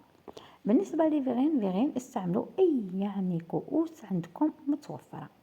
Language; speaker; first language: Arabic; native; Arabic